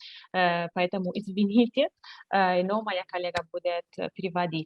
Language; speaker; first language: Russian; non-native, learner; Italian